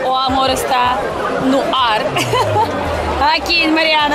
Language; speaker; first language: Portuguese; non-native, fluent; Russian